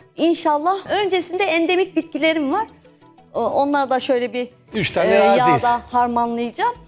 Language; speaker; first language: Turkish; native; Turkish